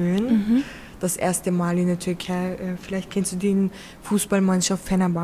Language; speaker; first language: German; early bilingual, other home language; Turkish